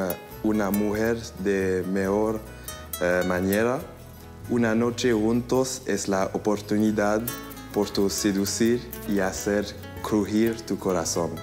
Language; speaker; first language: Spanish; non-native, learner; French